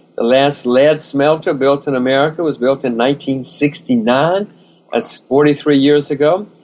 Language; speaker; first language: English; native; English